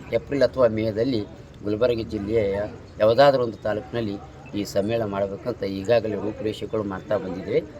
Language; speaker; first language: Kannada; native; Kannada